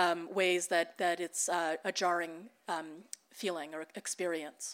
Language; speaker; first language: English; early bilingual, other home language; Filipino